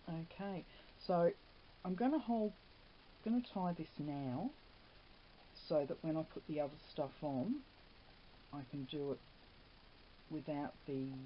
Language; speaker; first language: English; native; English